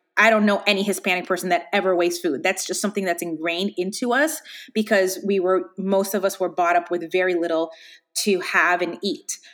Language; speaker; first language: English; native; English